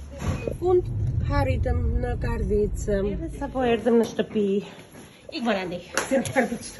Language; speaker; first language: Albanian; early bilingual, heritage; Albanian